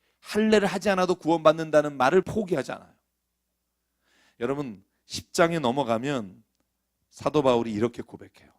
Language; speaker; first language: Korean; native; Korean